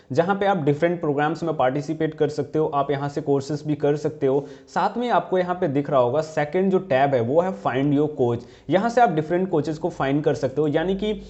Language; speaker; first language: Hindi; native; Hindi